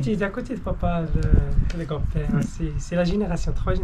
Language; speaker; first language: French; non-native, local second language; Arabic